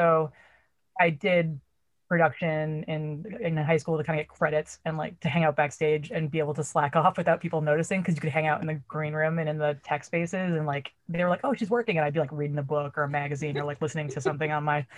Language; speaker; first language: English; native; English